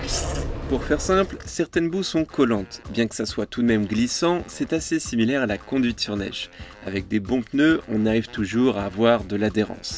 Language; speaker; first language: French; native; French